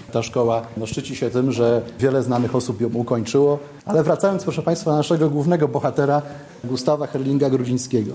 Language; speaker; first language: Polish; native; Polish